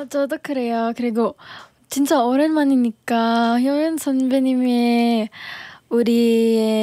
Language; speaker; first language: Korean; non-native, learner; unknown